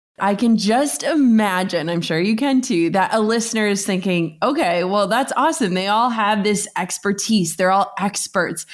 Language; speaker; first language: English; native; English